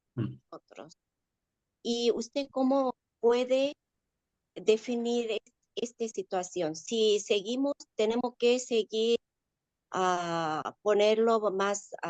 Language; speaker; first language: Spanish; non-native, learner; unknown